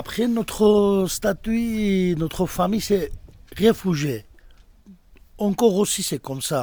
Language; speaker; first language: French; non-native, learner; Georgian